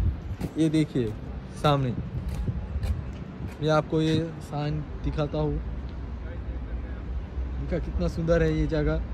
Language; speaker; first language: Hindi; non-native, learner; Bangla